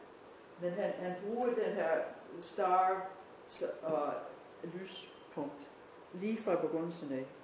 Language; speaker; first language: Danish; non-native, fluent; English